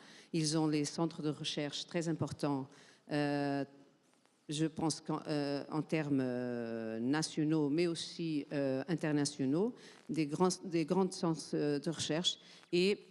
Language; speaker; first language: French; non-native, fluent; Portuguese